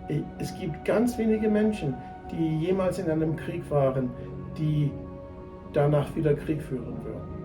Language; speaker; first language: German; non-native, fluent; English